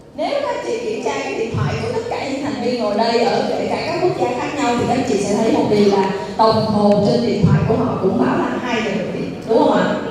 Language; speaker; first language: Vietnamese; native; Vietnamese